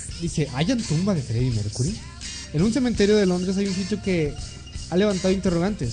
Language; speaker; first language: Spanish; native; Spanish